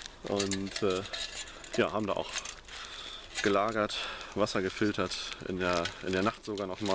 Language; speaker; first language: German; native; German